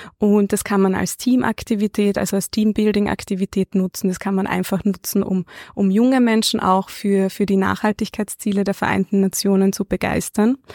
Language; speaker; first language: German; native; German